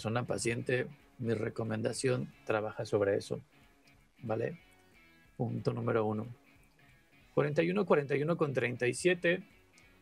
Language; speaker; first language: Spanish; native; Spanish